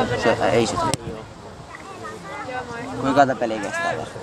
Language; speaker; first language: Finnish; native; Finnish